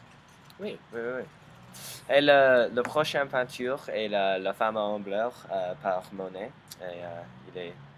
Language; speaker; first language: French; non-native, learner; English